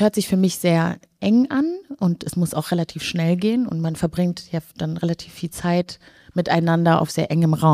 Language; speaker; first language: German; native; German